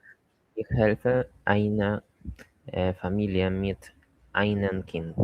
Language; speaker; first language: German; non-native, learner; Spanish